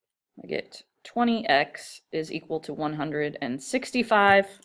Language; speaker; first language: English; native; English